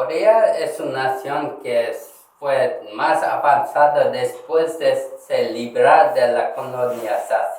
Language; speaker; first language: Spanish; non-native, learner; Korean